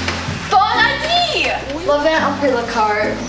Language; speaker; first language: French; non-native, learner; English